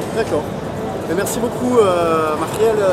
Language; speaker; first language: French; native; French